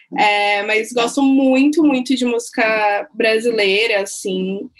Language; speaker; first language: Portuguese; native; Portuguese